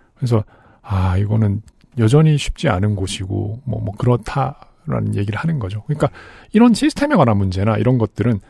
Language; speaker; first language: Korean; native; Korean